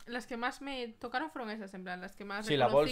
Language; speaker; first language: Spanish; native; Spanish